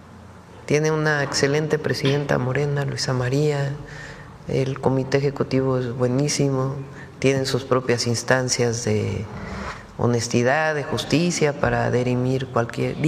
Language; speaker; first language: Spanish; native; Spanish